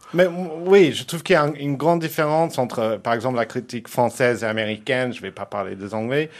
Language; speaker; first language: French; non-native, fluent; English